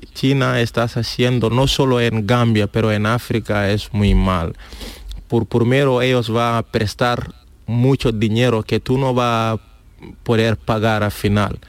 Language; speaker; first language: Spanish; non-native, learner; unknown